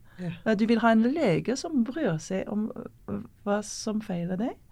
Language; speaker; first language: Norwegian; non-native, fluent; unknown